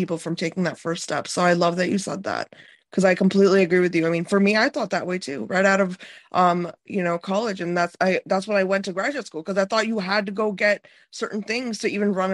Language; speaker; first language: English; native; English